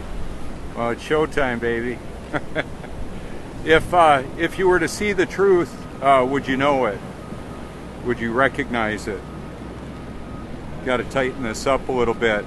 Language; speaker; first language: English; native; English